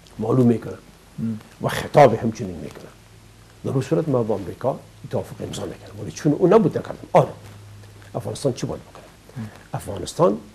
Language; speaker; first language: Persian; native; Persian